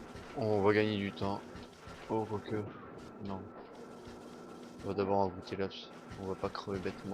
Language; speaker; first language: French; native; French